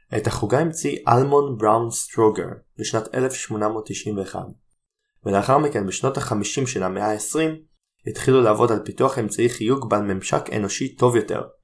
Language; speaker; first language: Hebrew; native; Hebrew